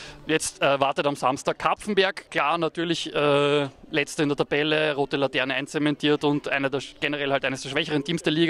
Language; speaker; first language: German; native; German